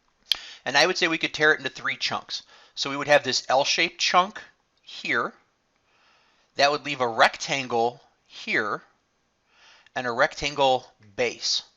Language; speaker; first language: English; native; English